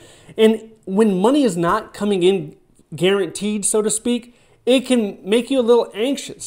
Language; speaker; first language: English; native; English